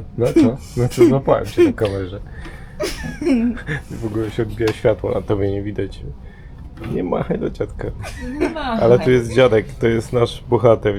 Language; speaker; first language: Polish; native; Polish